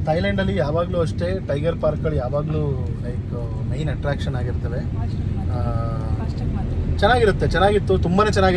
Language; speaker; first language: Kannada; native; Kannada